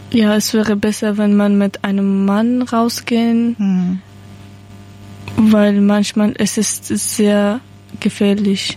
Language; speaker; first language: German; non-native, learner; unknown